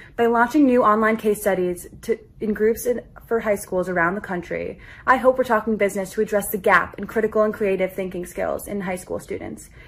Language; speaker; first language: English; native; English